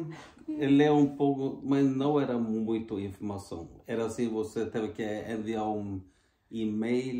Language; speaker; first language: Portuguese; non-native, fluent; Norwegian